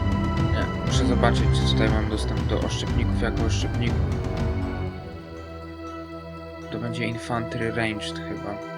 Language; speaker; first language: Polish; native; Polish